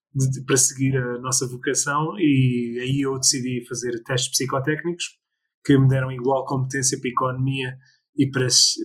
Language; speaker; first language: Portuguese; early bilingual, other home language; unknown